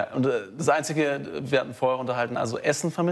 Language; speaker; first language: German; native; German